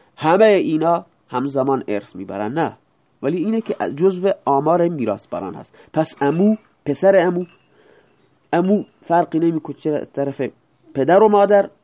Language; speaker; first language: Persian; non-native, local second language; Baluchi